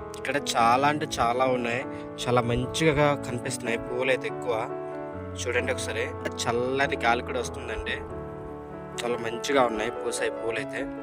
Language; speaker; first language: Telugu; non-native, local second language; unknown